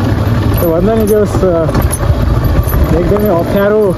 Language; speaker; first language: Nepali; native; Nepali